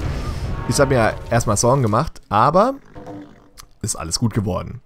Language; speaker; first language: German; native; German